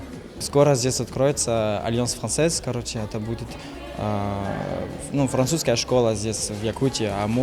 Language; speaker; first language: Russian; non-native, learner; French